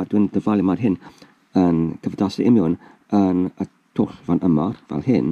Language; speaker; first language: Welsh; non-native, learner; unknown